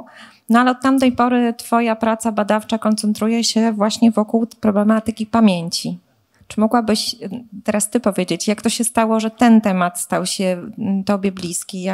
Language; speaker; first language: Polish; native; Polish